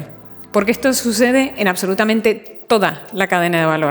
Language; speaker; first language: Spanish; native; Spanish